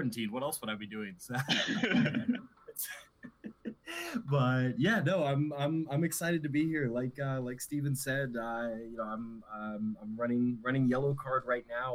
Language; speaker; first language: English; native; English